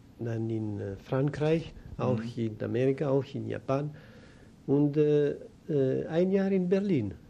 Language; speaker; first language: German; non-native, learner; Greek